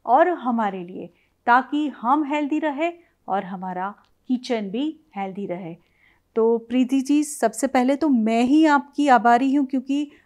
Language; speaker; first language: Hindi; non-native, local second language; Gujarati